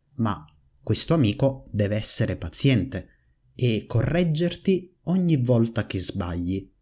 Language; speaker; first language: Italian; native; Italian